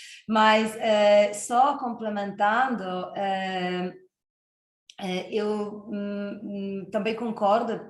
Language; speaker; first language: Portuguese; non-native, fluent; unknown